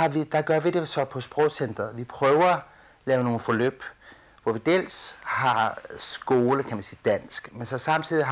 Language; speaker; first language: Danish; early bilingual, other home language; Kurdish